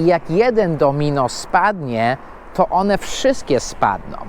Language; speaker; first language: Polish; non-native, fluent; English